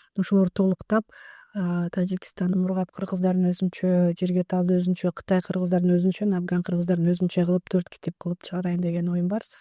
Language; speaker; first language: Kyrgyz; native; Kyrgyz